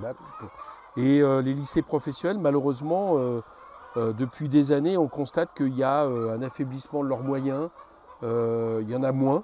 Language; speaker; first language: French; native; French